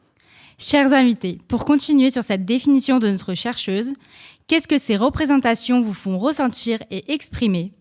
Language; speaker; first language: French; native; French